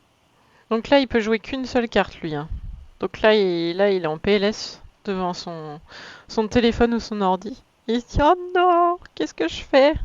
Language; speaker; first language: French; native; French